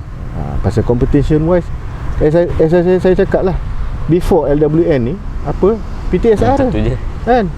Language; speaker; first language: Malay; native; Malay